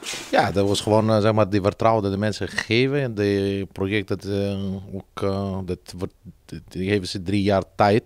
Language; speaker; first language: Dutch; non-native, fluent; Greek